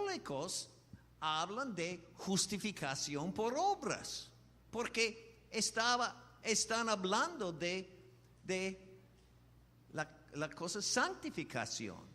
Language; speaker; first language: Spanish; non-native, fluent; English